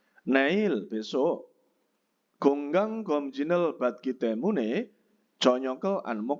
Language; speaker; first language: Korean; non-native, fluent; Indonesian